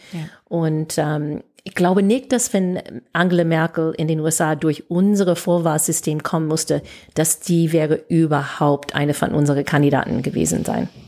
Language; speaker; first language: German; non-native, fluent; English